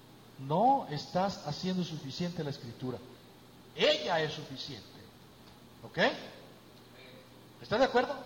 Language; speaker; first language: Spanish; native; Spanish